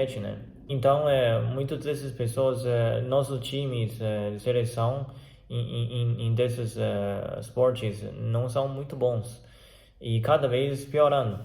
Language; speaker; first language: Portuguese; non-native, learner; Chinese